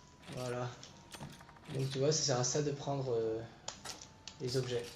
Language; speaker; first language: French; native; French